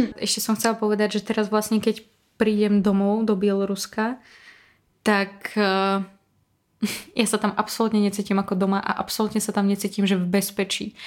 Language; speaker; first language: Slovak; non-native, fluent; Russian